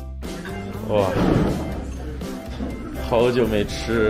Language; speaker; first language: Chinese; early bilingual, other home language; English